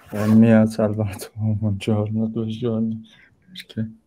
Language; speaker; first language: Italian; non-native, learner; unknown